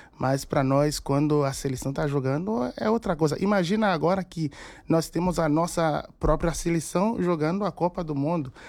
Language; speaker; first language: Portuguese; non-native, fluent; Haitian Creole